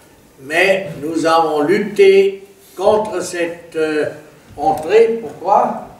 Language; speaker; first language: French; non-native, fluent; German